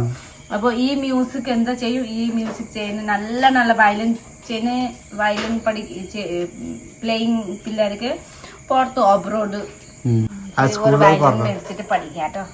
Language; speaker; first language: Malayalam; non-native, fluent; Nepali